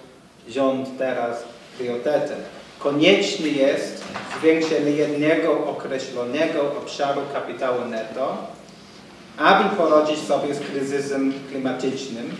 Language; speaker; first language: Polish; non-native, fluent; English